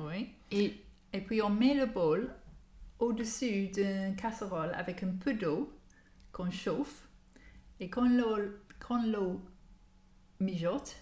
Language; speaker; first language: French; non-native, learner; English